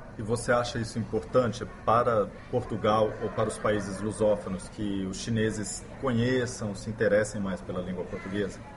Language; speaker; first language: Portuguese; native; Portuguese